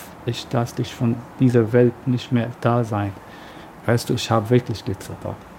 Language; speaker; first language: German; non-native, learner; Arabic